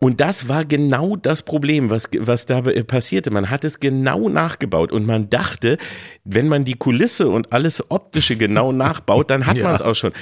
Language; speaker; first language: German; native; German